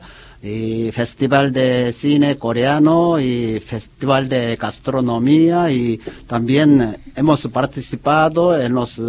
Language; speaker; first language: Spanish; non-native, learner; Korean